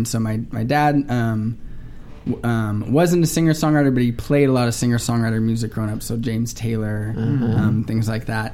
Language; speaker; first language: English; native; English